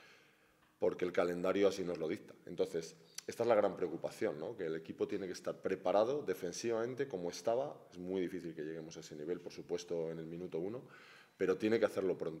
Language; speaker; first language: Spanish; native; Spanish